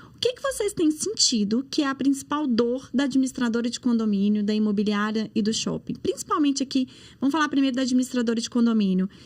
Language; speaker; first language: Portuguese; native; Portuguese